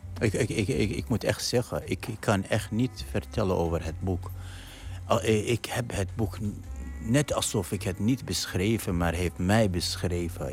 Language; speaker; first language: Dutch; non-native, fluent; Arabic